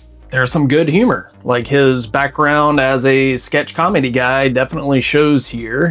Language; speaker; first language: English; native; English